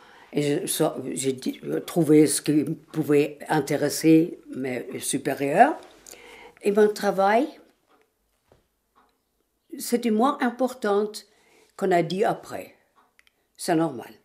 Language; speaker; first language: French; non-native, fluent; German